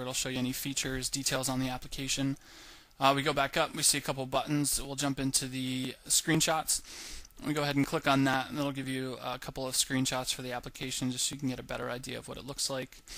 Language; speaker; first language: English; native; English